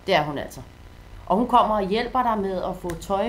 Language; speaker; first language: Danish; native; Danish